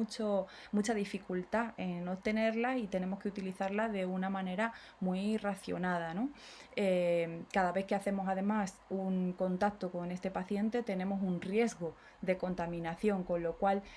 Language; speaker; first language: Spanish; native; Spanish